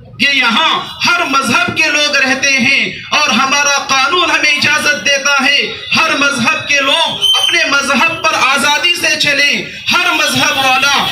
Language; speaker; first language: Urdu; native; Urdu